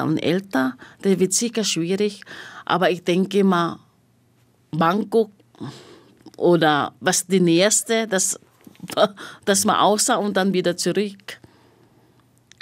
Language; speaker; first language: German; non-native, learner; Filipino